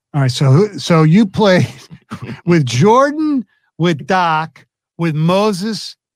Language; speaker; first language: English; native; English